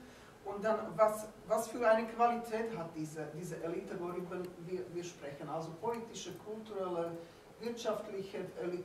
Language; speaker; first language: German; non-native, fluent; Slovak